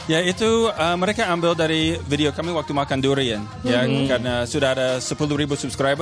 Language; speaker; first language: Indonesian; non-native, fluent; English